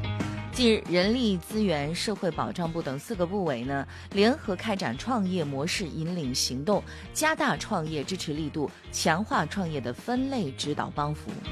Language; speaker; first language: Chinese; native; Chinese